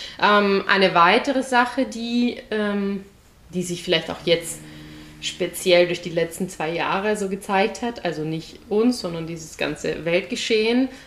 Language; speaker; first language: German; native; German